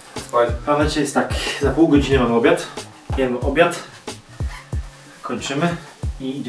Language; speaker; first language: Polish; native; Polish